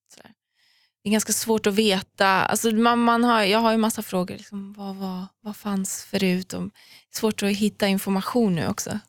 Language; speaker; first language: Swedish; early bilingual, other home language; Persian